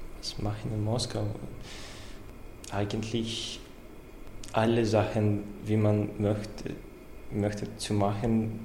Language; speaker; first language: German; non-native, learner; Russian